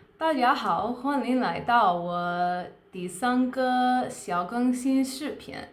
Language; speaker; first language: Chinese; non-native, fluent; English